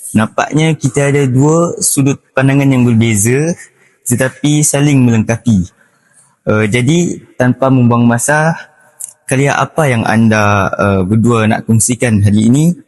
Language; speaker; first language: Malay; native; Malay